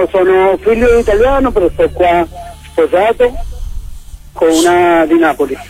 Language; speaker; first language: Italian; non-native, learner; Spanish